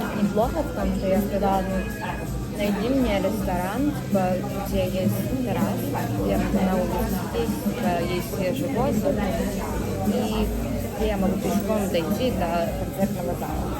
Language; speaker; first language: Russian; non-native, fluent; Korean